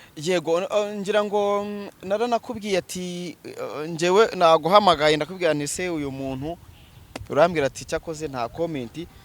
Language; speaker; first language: Kinyarwanda; native; Kinyarwanda